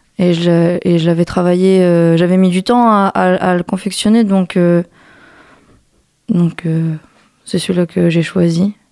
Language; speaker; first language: French; native; French